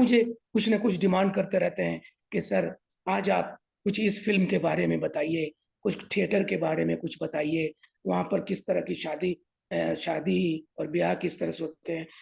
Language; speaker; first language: Hindi; native; Hindi